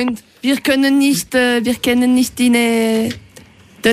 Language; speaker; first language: German; non-native, learner; French